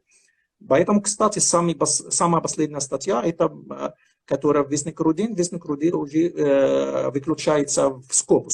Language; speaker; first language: Russian; non-native, fluent; Arabic